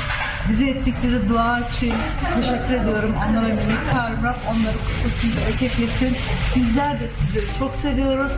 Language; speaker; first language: Turkish; native; Turkish